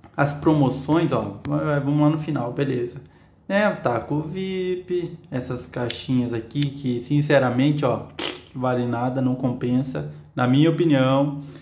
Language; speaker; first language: Portuguese; native; Portuguese